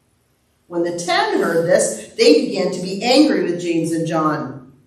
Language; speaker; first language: English; native; English